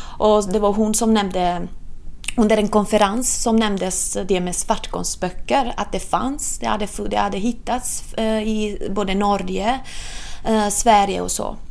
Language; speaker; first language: Swedish; non-native, fluent; Italian